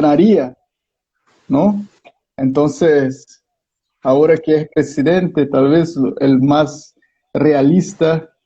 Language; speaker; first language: Spanish; non-native, fluent; Portuguese